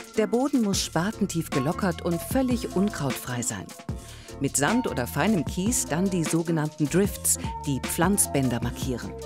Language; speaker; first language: German; native; German